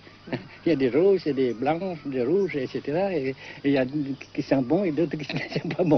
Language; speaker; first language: French; non-native, local second language; Vietnamese